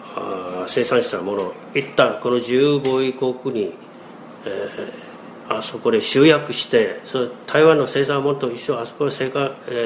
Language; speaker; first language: Japanese; non-native, fluent; Chinese